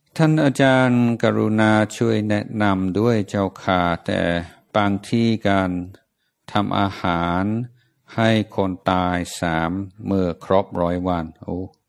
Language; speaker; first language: Thai; non-native, fluent; English